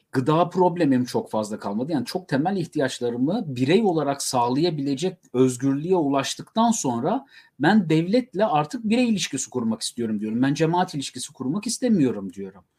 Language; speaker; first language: Turkish; native; Turkish